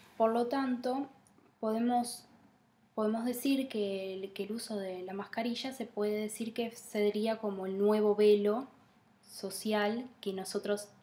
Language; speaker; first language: Spanish; native; Spanish